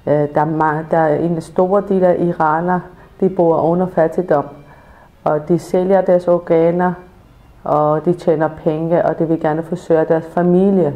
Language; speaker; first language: Danish; non-native, learner; Persian